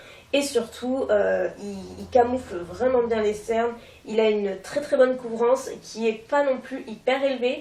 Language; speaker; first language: French; native; French